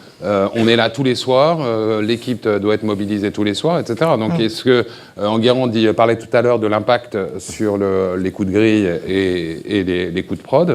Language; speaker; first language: French; native; French